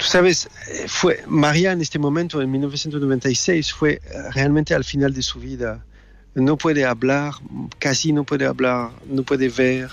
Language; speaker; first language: Spanish; non-native, learner; French